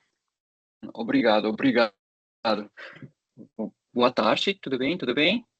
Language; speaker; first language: Portuguese; non-native, fluent; Japanese